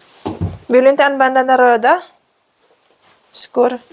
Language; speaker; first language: Swedish; non-native, local second language; Filipino